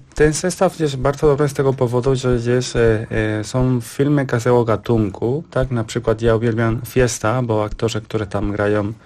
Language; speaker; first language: Polish; non-native, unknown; Spanish